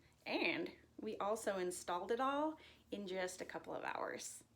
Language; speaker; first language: English; native; English